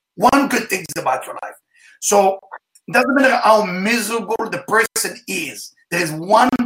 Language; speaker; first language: English; non-native, fluent; Hebrew